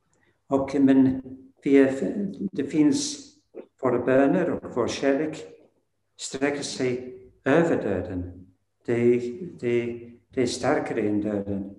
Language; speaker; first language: Swedish; non-native, fluent; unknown